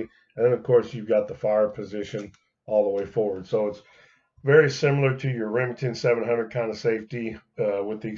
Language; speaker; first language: English; native; English